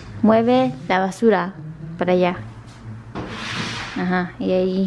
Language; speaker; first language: Spanish; early bilingual, heritage; Spanish